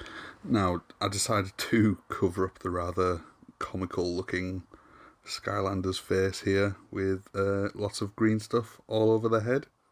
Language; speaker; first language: English; native; English